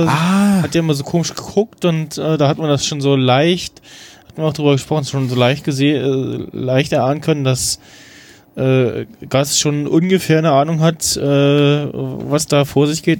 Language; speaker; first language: German; native; German